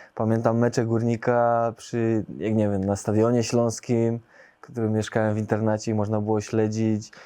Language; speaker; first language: Polish; native; Polish